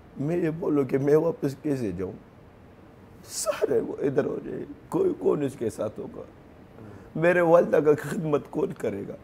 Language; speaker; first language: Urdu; non-native, local second language; Pashto